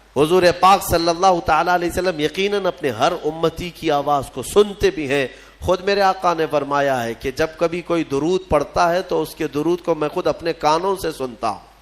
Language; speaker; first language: Urdu; native; Urdu